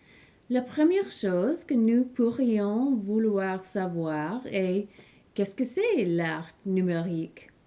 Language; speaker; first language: French; non-native, learner; English